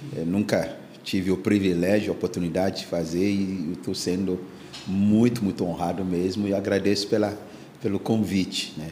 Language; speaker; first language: Portuguese; non-native, fluent; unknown